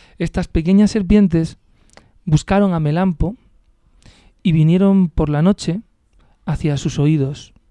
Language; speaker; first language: Spanish; native; Spanish